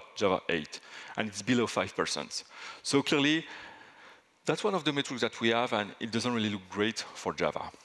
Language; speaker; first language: English; non-native, fluent; French